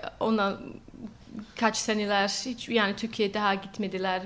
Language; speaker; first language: Turkish; non-native, learner; English